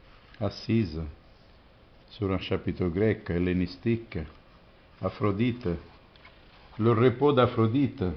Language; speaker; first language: French; non-native, fluent; Italian